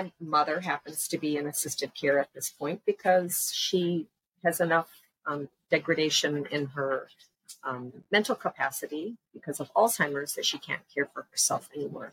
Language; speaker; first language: English; native; English